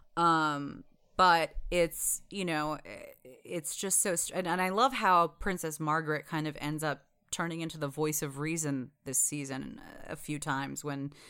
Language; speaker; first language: English; native; English